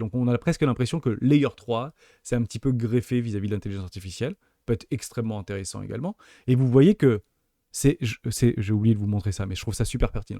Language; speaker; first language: French; native; French